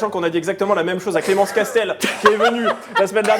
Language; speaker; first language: French; native; French